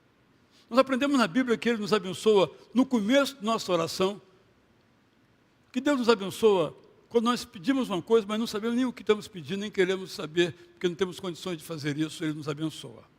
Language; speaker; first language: Portuguese; native; Portuguese